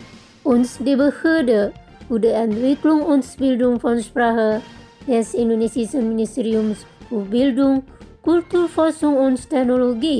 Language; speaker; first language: German; non-native, fluent; Indonesian